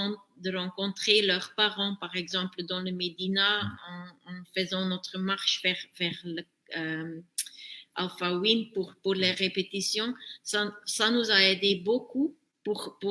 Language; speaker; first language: French; non-native, fluent; Dutch